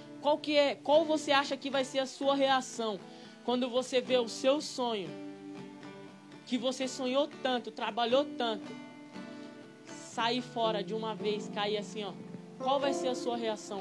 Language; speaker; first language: Portuguese; native; Portuguese